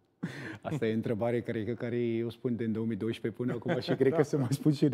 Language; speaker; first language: Romanian; non-native, learner; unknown